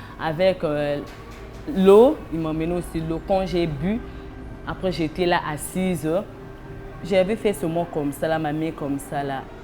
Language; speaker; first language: French; non-native, local second language; Lingala